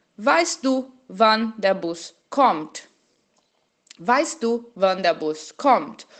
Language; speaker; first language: German; non-native, fluent; Portuguese